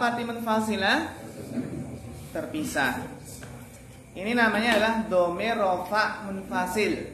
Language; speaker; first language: Indonesian; native; Indonesian